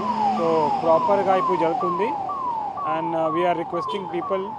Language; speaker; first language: Telugu; non-native, local second language; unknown